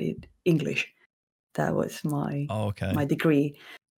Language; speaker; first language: English; non-native, fluent; Spanish